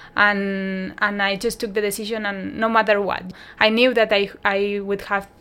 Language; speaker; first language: English; non-native, fluent; Spanish